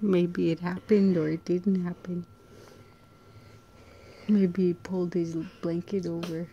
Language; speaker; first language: English; native; English